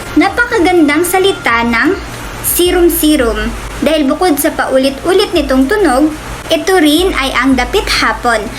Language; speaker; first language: Filipino; non-native, local second language; Cebuano